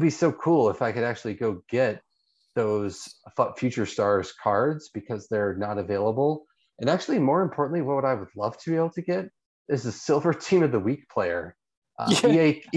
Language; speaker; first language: English; native; English